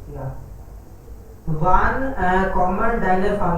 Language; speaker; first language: German; non-native, learner; Hindi